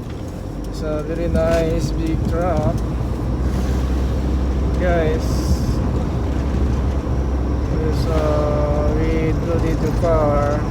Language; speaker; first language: English; non-native, learner; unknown